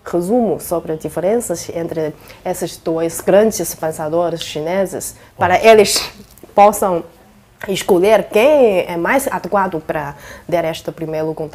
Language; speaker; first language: Portuguese; non-native, fluent; Chinese